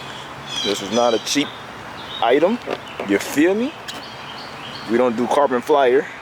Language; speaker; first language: English; native; English